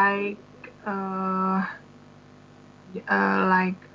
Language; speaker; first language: English; non-native, learner; Indonesian